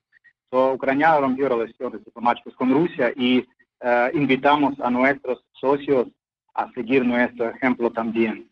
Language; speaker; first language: Spanish; non-native, fluent; Ukrainian